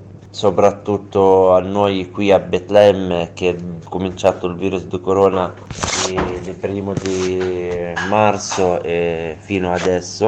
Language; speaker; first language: Italian; non-native, learner; Arabic